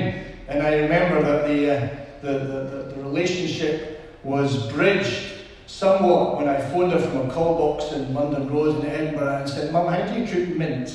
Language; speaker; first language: English; native; English